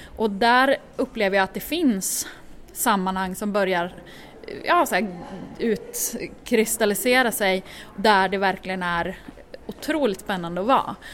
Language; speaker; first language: Swedish; native; Swedish